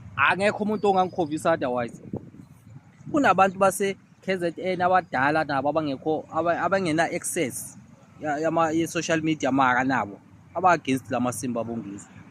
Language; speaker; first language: Zulu; native; Zulu